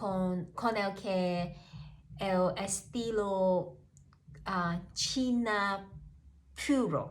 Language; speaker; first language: Spanish; non-native, learner; Cantonese